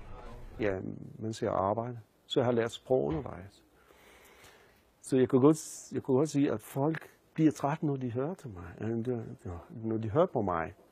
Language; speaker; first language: Danish; non-native, learner; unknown